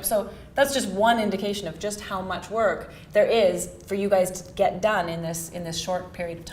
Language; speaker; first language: English; native; English